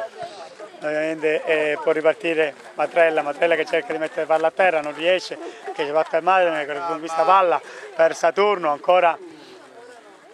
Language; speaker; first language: Italian; native; Italian